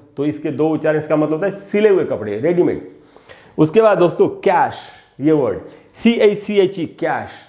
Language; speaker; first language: Hindi; native; Hindi